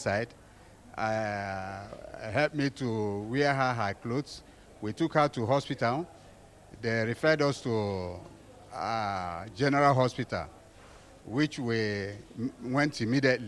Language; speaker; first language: English; non-native, local second language; Igbo